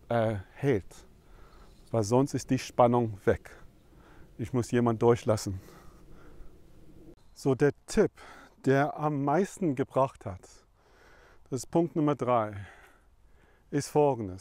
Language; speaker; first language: German; non-native, fluent; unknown